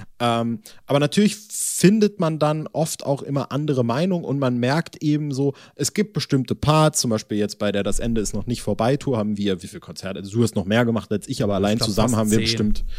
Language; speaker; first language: German; native; German